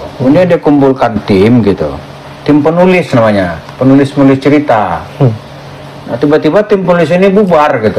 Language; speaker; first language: Indonesian; native; Indonesian